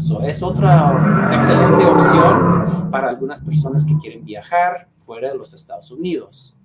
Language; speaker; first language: Spanish; non-native, fluent; English